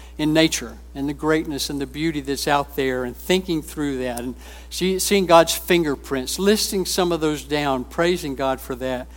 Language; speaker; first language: English; native; English